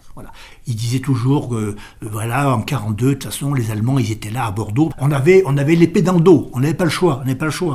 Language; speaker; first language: French; native; French